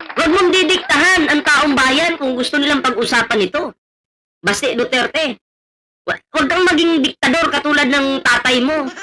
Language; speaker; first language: Filipino; non-native, local second language; Cebuano